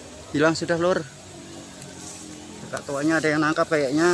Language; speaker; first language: Indonesian; non-native, local second language; Javanese